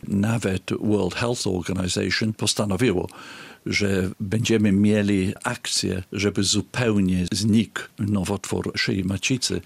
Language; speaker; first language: Polish; early bilingual, heritage; Polish